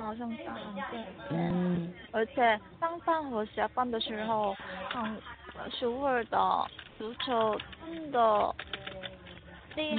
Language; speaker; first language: Chinese; non-native, learner; Korean